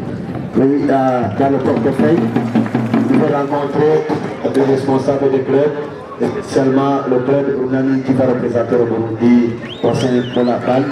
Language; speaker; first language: French; non-native, local second language; Rundi